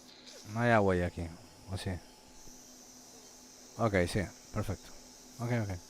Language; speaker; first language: Spanish; native; Spanish